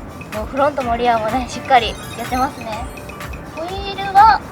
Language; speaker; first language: Japanese; native; Japanese